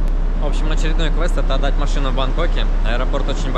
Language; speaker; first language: Russian; native; Russian